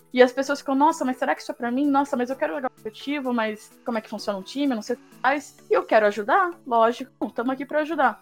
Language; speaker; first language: Portuguese; native; Portuguese